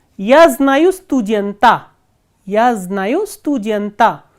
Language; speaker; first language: Russian; non-native, fluent; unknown